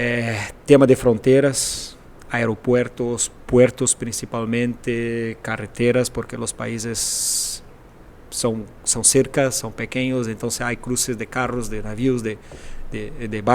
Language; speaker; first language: Spanish; non-native, fluent; Portuguese